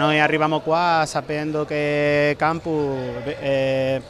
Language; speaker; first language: Italian; non-native, learner; Spanish